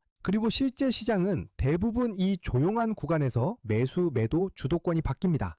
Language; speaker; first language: Korean; native; Korean